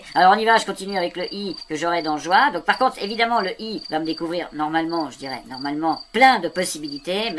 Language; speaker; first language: French; native; French